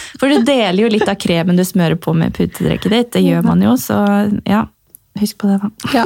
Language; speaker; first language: Norwegian; native; Norwegian